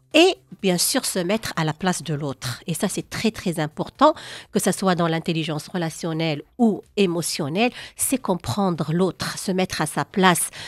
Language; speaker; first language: French; non-native, local second language; Arabic